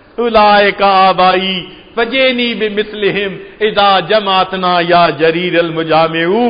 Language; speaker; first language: Urdu; non-native, local second language; Punjabi